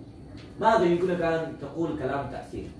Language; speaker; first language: Arabic; non-native, learner; Uzbek